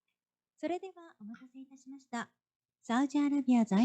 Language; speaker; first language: Japanese; native; Japanese